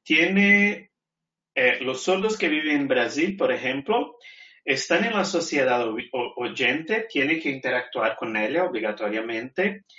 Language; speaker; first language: Spanish; non-native, fluent; Portuguese